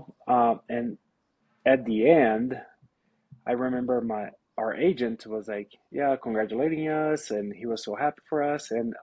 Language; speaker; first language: English; non-native, fluent; Portuguese